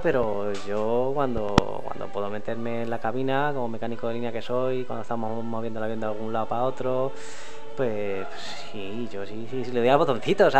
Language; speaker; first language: Spanish; native; Spanish